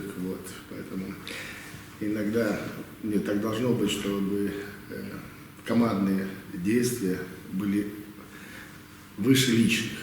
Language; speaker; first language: Russian; native; Russian